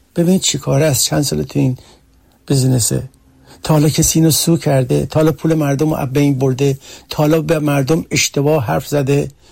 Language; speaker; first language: Persian; early bilingual, heritage; Persian